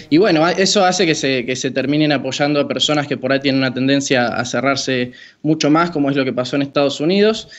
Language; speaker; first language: Spanish; native; Spanish